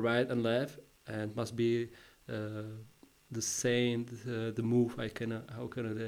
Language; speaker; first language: English; non-native, learner; Czech